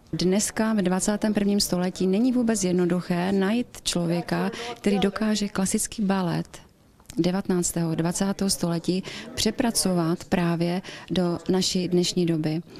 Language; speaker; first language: Czech; native; Czech